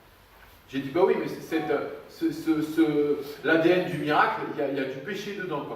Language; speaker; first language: French; native; French